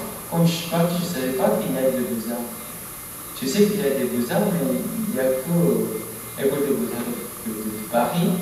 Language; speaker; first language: French; non-native, fluent; Korean